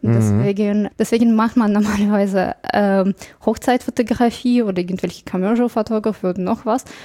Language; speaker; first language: German; non-native, fluent; English